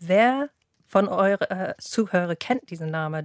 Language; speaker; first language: German; non-native, fluent; English